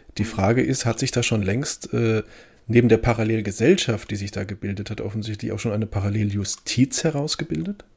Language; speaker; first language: German; native; German